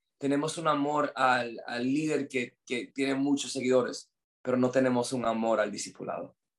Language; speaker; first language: Spanish; non-native, fluent; English